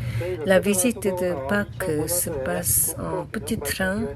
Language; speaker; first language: French; non-native, learner; Korean